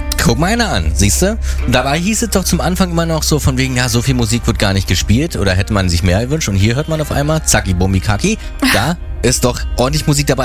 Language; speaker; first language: German; native; German